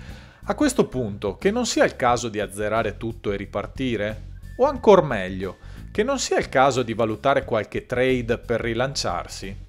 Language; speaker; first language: Italian; native; Italian